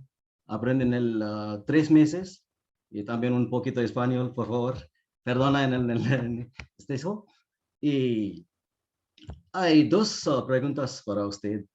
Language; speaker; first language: Spanish; non-native, learner; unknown